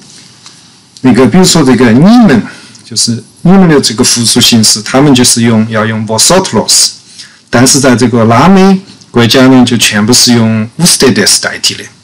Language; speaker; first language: Chinese; native; Chinese